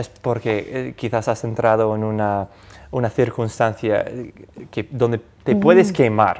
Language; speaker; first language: Spanish; non-native, fluent; English